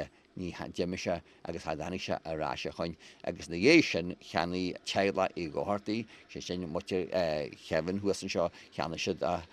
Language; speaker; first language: Irish; native; Irish